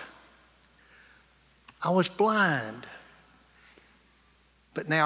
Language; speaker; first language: English; native; English